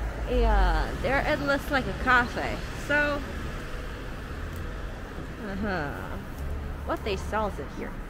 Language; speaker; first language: English; non-native, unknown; Korean